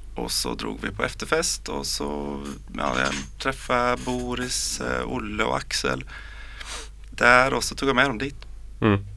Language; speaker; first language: Swedish; native; Swedish